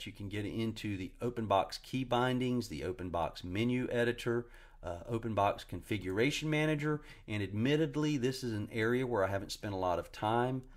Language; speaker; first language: English; native; English